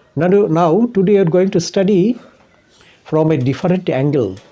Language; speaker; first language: English; non-native, local second language; Bangla